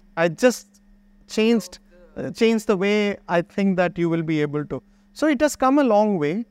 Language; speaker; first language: English; non-native, local second language; Malayalam